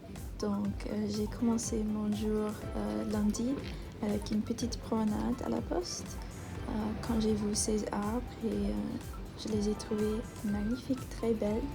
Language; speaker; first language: French; non-native, learner; English